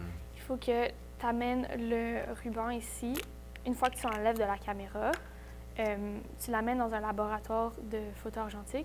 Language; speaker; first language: French; native; French